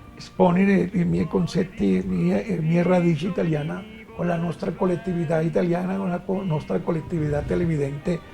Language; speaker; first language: Italian; early bilingual, heritage; Italian